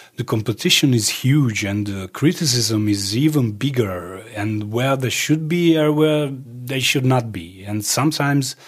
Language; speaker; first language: English; early bilingual, other home language; Croatian